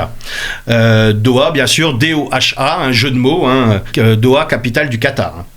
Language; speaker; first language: French; native; French